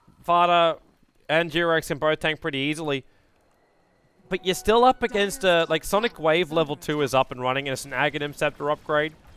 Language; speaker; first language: English; native; English